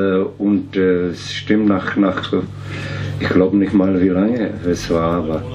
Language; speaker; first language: German; non-native, fluent; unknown